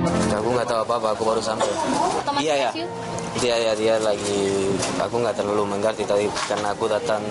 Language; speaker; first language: Indonesian; non-native, fluent; Spanish